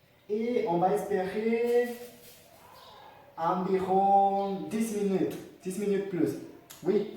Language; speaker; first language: French; non-native, learner; Spanish